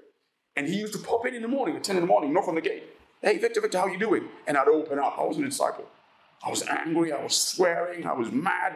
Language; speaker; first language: English; non-native, local second language; Ganda